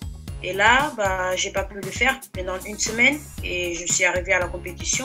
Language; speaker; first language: French; non-native, fluent; Portuguese